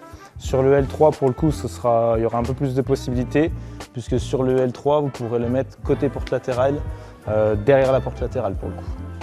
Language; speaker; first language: French; native; French